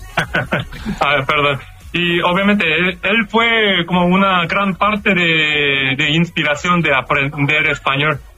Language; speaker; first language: Spanish; non-native, learner; Korean